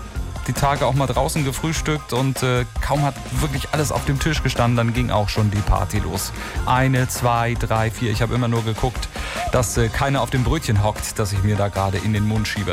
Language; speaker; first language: German; native; German